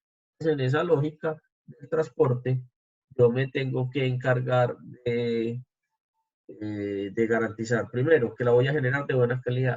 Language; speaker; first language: Spanish; native; Spanish